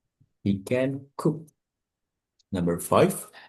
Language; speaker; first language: English; non-native, fluent; Indonesian